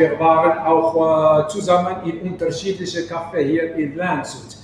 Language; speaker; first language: German; non-native, fluent; Arabic